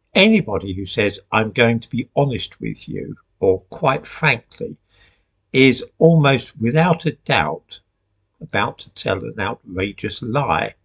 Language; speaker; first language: English; native; English